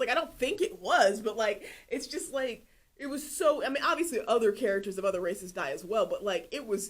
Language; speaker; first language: English; native; English